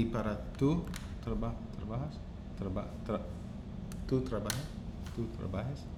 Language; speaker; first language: Spanish; non-native, learner; English